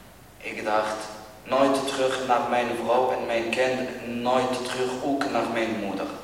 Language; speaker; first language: Dutch; non-native, learner; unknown